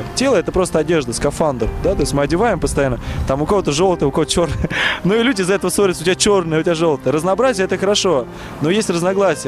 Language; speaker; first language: Russian; native; Russian